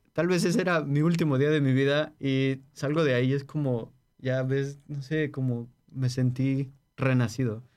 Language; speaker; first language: Spanish; native; Spanish